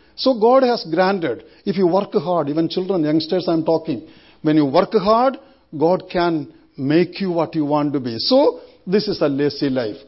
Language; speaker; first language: English; non-native, local second language; Malayalam